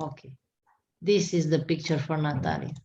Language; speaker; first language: English; non-native, learner; Romanian